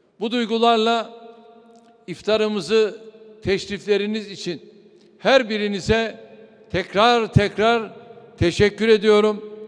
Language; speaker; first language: Turkish; native; Turkish